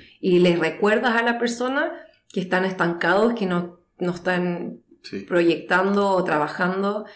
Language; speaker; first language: Spanish; native; Spanish